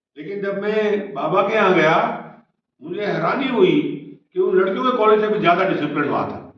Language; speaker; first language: Hindi; native; Hindi